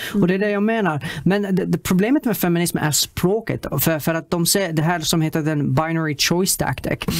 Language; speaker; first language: Swedish; non-native, fluent; Arabic